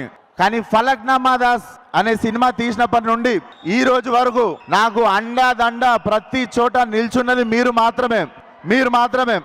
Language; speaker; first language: Telugu; native; Telugu